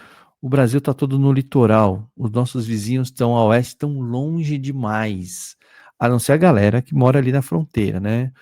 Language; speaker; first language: Portuguese; native; Portuguese